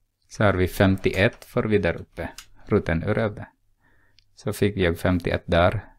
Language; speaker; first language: Swedish; non-native, fluent; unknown